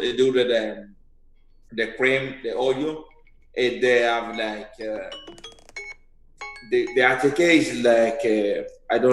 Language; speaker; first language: English; non-native, learner; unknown